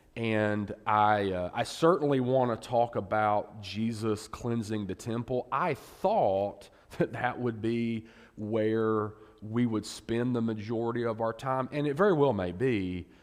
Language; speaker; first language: English; native; English